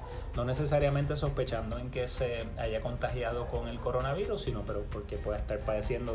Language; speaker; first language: Spanish; native; Spanish